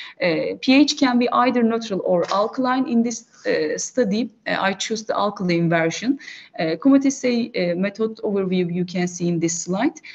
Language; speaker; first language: English; non-native, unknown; Turkish